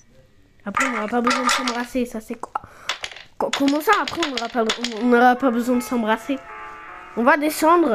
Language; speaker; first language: French; native; French